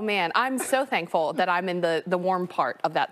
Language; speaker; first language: English; native; English